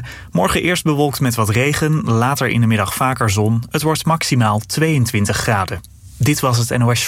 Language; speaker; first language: Dutch; native; Dutch